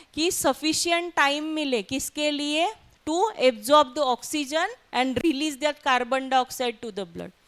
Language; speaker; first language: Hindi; non-native, local second language; Marathi